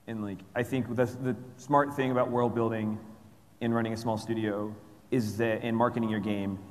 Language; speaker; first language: English; native; English